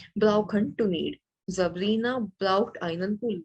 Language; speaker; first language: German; non-native, learner; Malayalam